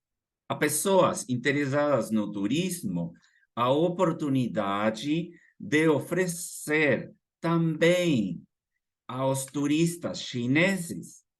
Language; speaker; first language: Portuguese; non-native, fluent; Spanish